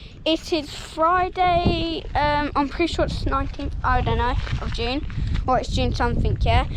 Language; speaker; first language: English; native; English